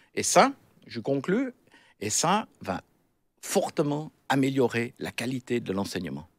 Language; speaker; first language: French; native; French